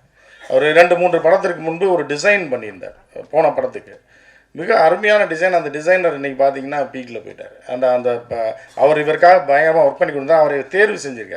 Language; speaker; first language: Tamil; native; Tamil